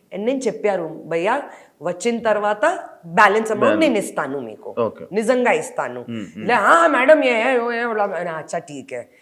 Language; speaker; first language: Telugu; non-native, local second language; Hindi